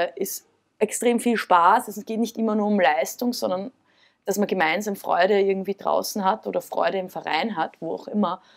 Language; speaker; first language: German; native; German